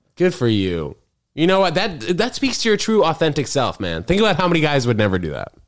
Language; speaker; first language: English; native; English